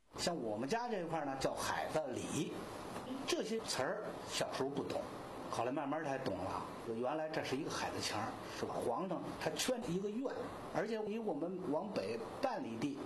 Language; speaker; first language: Chinese; native; Chinese